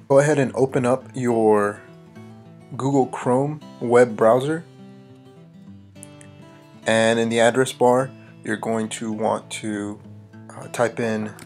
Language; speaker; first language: English; native; English